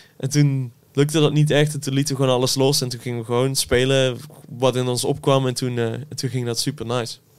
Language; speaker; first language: Dutch; native; Dutch